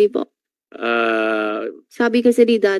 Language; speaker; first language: Filipino; non-native, learner; Chinese